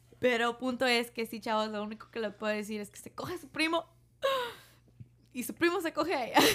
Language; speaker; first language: Spanish; early bilingual, heritage; Spanish